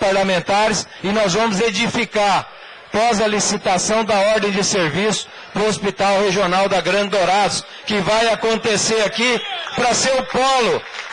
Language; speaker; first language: Portuguese; native; Portuguese